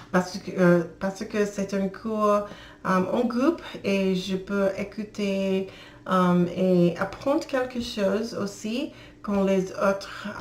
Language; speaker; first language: French; non-native, learner; English